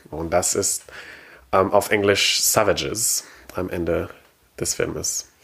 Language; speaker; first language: German; non-native, fluent; French